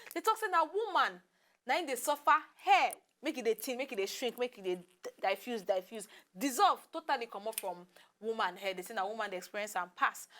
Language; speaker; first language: Nigerian Pidgin; native; Nigerian Pidgin